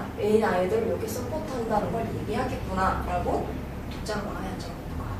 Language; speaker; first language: Korean; native; Korean